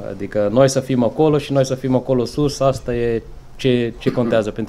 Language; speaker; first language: Romanian; non-native, fluent; Portuguese